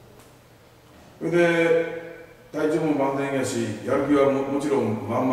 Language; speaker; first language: Japanese; native; Japanese